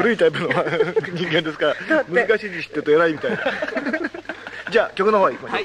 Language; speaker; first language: Japanese; native; Japanese